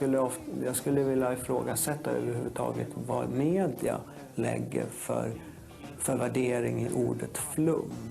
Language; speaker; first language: Swedish; native; Swedish